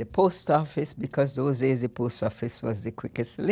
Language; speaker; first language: English; native; English